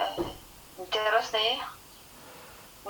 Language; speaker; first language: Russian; non-native, learner; Kyrgyz